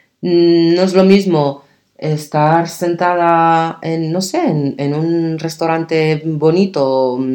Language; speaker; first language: Spanish; early bilingual, other home language; Arabic